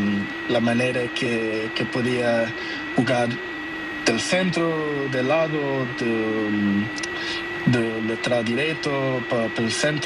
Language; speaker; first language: Spanish; non-native, learner; Portuguese